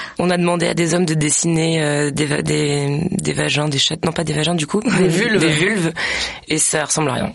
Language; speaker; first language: French; native; French